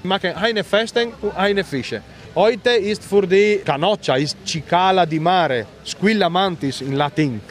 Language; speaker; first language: German; non-native, learner; Italian